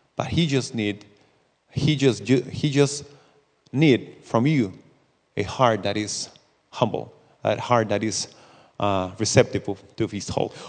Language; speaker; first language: English; non-native, fluent; Spanish